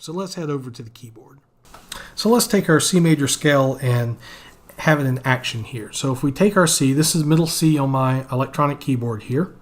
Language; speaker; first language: English; native; English